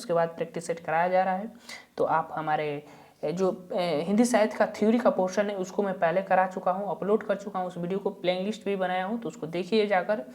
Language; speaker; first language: Hindi; native; Hindi